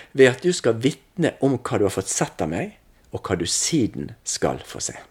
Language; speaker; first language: Norwegian; native; Norwegian